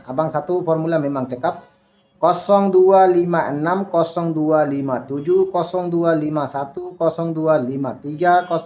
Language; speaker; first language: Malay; non-native, learner; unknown